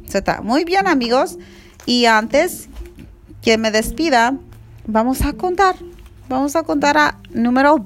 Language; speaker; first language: Spanish; early bilingual, heritage; Spanish